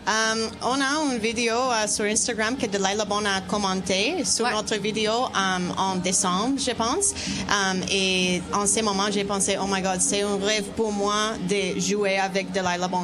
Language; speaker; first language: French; non-native, learner; Spanish